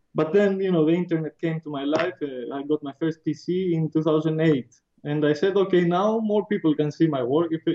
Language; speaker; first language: English; non-native, fluent; Greek